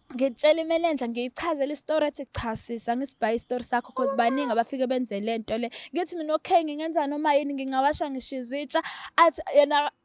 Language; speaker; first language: Zulu; native; Zulu